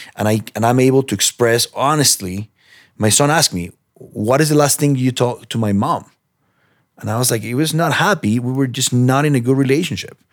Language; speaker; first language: English; non-native, fluent; Spanish